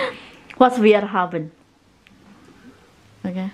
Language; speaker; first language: German; non-native, learner; Indonesian